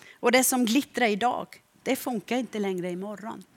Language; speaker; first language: Swedish; non-native, fluent; German